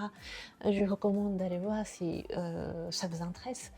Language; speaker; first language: French; non-native, fluent; Japanese